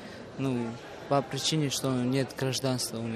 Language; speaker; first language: Russian; early bilingual, other home language; Armenian